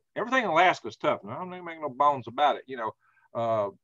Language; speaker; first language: English; native; English